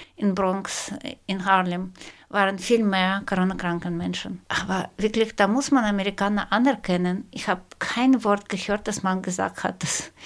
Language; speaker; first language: German; non-native, fluent; Russian